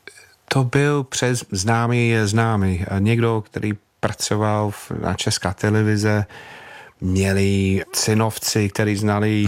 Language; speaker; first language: Czech; non-native, learner; English